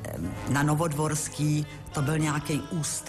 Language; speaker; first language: Czech; native; Czech